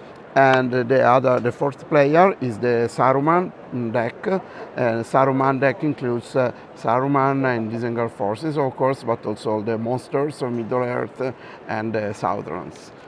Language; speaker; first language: English; non-native, fluent; Italian